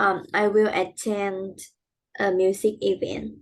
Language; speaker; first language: English; non-native, learner; Vietnamese